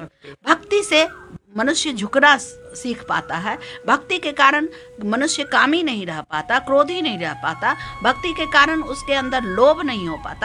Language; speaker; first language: Hindi; native; Hindi